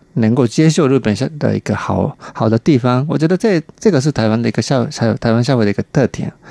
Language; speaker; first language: Chinese; non-native, fluent; Japanese